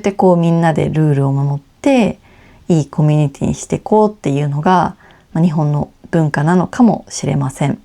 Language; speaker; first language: Japanese; native; Japanese